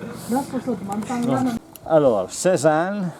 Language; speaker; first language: French; non-native, learner; Italian